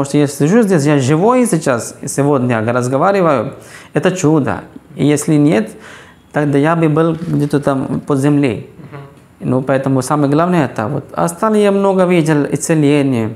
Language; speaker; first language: Russian; non-native, fluent; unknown